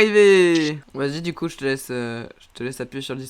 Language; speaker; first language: French; native; French